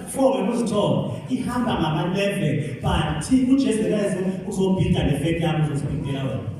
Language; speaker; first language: Zulu; non-native, local second language; Xhosa